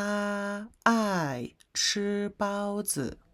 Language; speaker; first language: Chinese; non-native, fluent; Mongolian